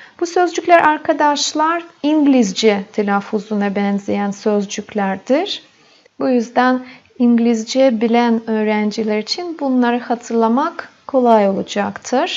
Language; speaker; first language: Turkish; non-native, fluent; Russian